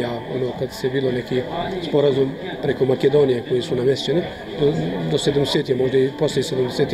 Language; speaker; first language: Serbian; early bilingual, heritage; Croatian